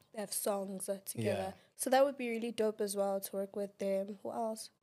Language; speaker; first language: English; non-native, local second language; Xhosa